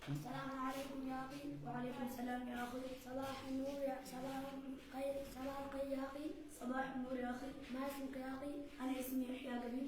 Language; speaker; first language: Arabic; non-native, learner; Oromo